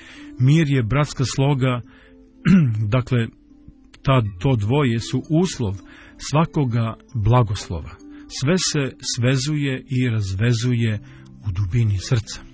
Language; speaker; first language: Serbian; native; Serbian